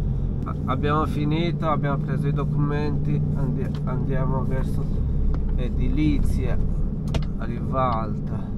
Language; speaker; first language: Italian; non-native, fluent; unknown